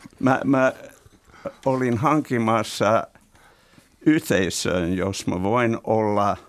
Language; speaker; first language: Finnish; non-native, fluent; English